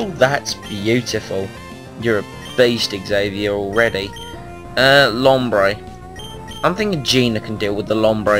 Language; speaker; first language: English; native; English